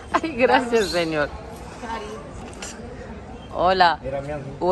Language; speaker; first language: Spanish; non-native, learner; Turkish